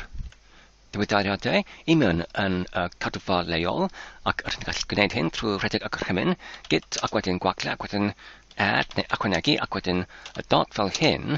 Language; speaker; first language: Welsh; non-native, learner; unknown